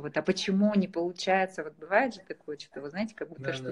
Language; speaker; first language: Russian; native; Russian